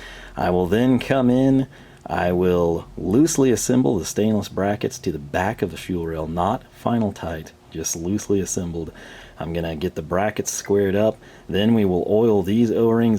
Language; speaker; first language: English; native; English